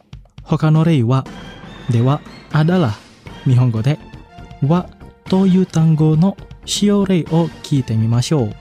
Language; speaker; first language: Japanese; non-native, fluent; Indonesian